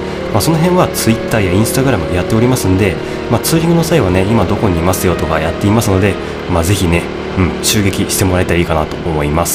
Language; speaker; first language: Japanese; native; Japanese